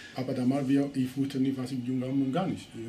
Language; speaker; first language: German; non-native, learner; Spanish